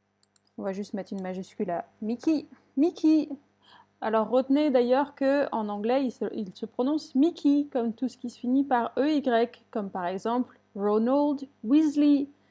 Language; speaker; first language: French; native; French